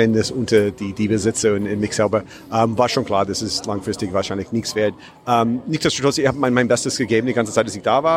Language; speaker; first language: German; non-native, fluent; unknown